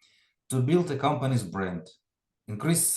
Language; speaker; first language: English; non-native, fluent; Ukrainian